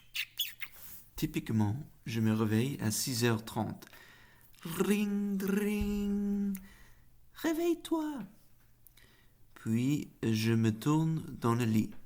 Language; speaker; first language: French; non-native, fluent; Faroese